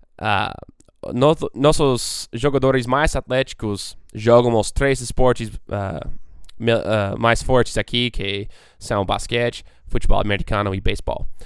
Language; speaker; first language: Portuguese; non-native, fluent; English